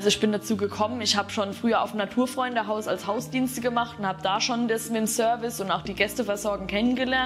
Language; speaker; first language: German; native; German